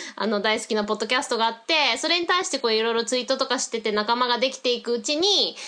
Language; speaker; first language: Japanese; early bilingual, heritage; Japanese